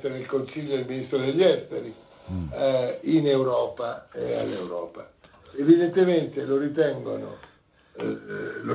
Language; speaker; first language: Italian; native; Italian